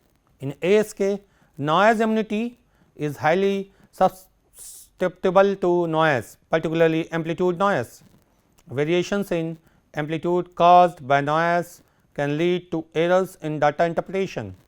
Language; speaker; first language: English; non-native, local second language; Hindi